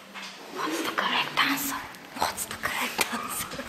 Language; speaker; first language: English; non-native, fluent; Turkish